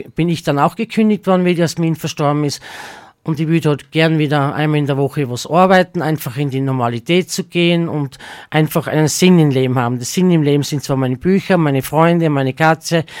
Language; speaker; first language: German; native; German